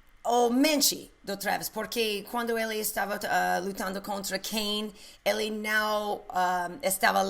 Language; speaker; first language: Portuguese; non-native, learner; English